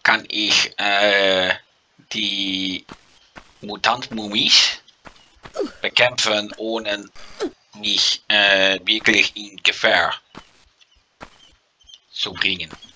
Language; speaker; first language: German; non-native, learner; Dutch